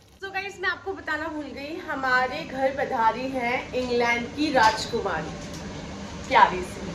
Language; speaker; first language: Hindi; native; Hindi